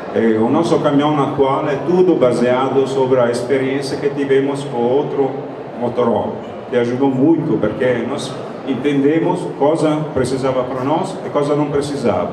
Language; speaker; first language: Portuguese; non-native, fluent; Italian